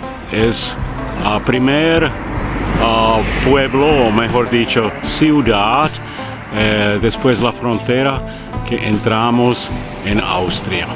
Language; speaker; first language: Spanish; non-native, fluent; Czech